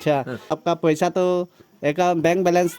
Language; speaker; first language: Hindi; non-native, local second language; Mizo